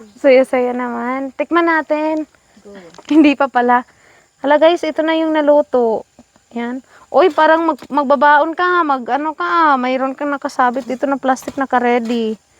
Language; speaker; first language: Filipino; non-native, local second language; Hiligaynon